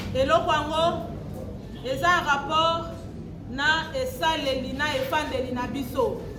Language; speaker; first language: Lingala; native; Lingala